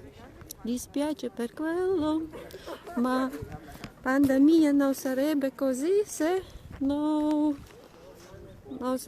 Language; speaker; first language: Italian; non-native, learner; Latvian